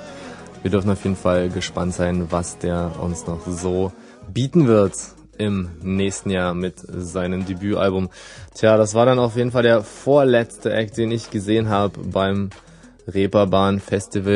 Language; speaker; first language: German; native; German